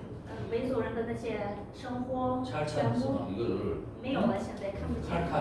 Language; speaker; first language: Chinese; non-native, local second language; Uyghur